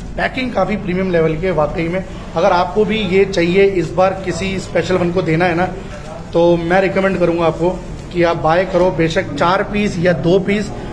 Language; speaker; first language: Hindi; non-native, local second language; Marathi